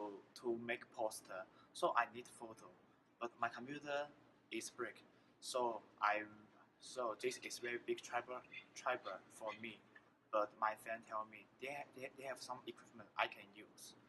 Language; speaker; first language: English; non-native, learner; Chinese